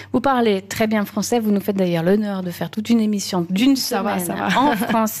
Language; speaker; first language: French; native; French